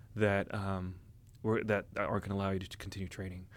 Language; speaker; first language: English; native; English